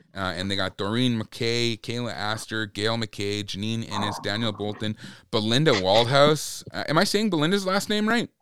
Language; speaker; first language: English; native; English